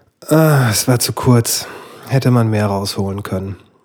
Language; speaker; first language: German; native; German